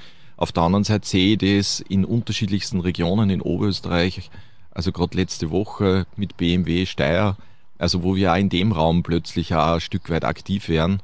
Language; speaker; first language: German; native; German